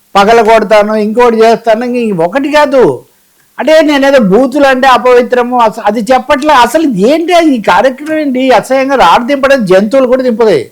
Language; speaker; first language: Telugu; native; Telugu